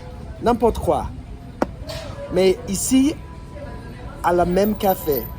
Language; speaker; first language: French; non-native, learner; English